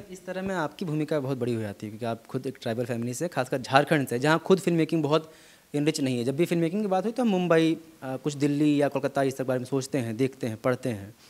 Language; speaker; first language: Hindi; native; Hindi